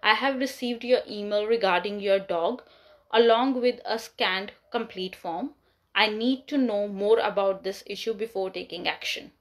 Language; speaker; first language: English; non-native, local second language; Punjabi